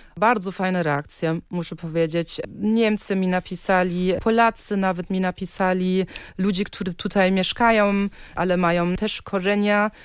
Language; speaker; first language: Polish; early bilingual, heritage; Polish